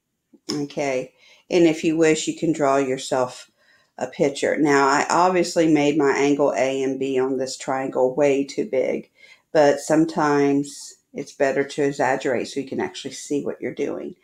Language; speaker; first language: English; native; English